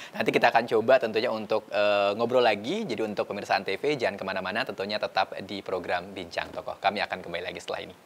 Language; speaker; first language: Indonesian; native; Indonesian